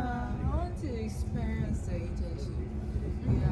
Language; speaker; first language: English; non-native, learner; Korean